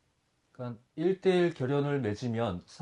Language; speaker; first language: Korean; native; Korean